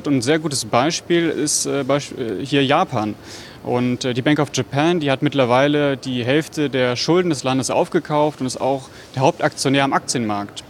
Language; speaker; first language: German; native; German